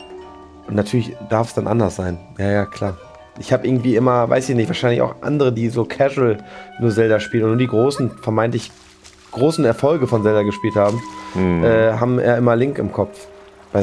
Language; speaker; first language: German; native; German